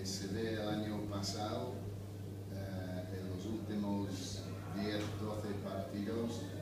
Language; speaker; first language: Spanish; non-native, fluent; English